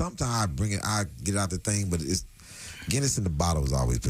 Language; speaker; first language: English; native; English